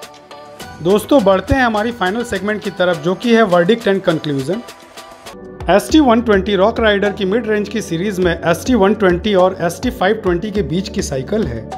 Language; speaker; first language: Hindi; native; Hindi